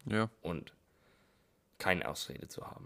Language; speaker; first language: German; non-native, learner; English